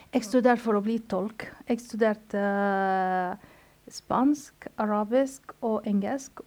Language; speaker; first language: Norwegian; non-native, fluent; Arabic